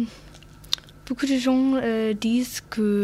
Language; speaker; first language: French; non-native, learner; English